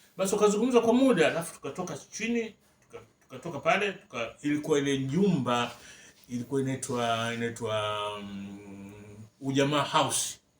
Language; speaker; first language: Swahili; native; Swahili